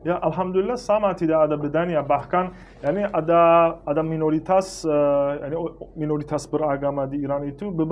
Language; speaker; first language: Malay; non-native, fluent; Persian